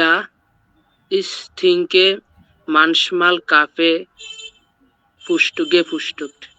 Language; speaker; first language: German; non-native, learner; Bangla